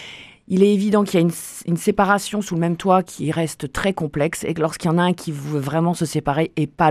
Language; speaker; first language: French; native; French